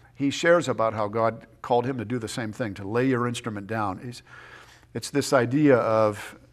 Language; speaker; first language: English; native; English